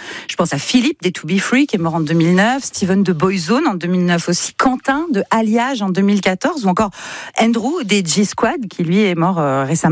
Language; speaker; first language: French; native; French